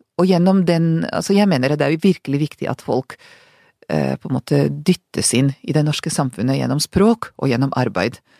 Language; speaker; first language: Norwegian; non-native, fluent; Hungarian